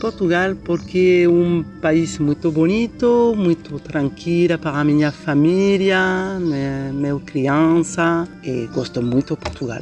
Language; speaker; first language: Portuguese; non-native, learner; French